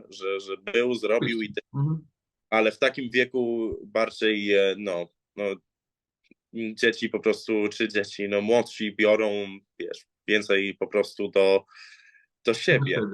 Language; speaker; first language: Polish; early bilingual, heritage; English